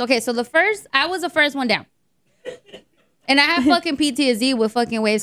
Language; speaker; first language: English; early bilingual, other home language; Spanish